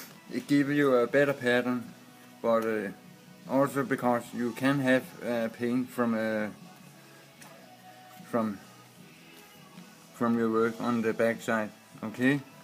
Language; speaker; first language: English; non-native, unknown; Danish